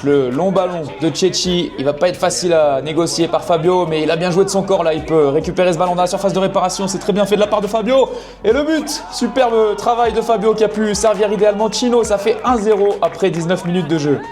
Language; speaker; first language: French; native; French